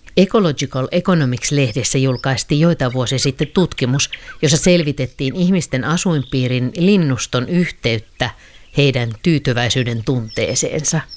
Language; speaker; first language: Finnish; native; Finnish